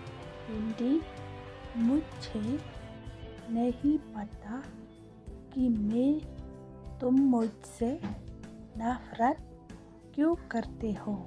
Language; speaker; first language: Hindi; non-native, local second language; Khasi